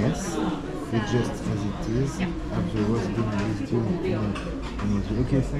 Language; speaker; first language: English; non-native, learner; French